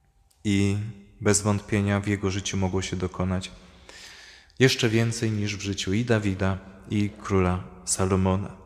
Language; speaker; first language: Polish; native; Polish